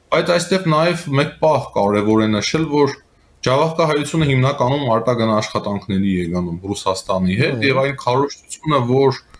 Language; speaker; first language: Armenian; native; Armenian